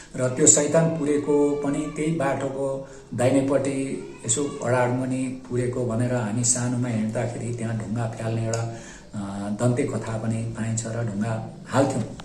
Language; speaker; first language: Nepali; non-native, local second language; Limbu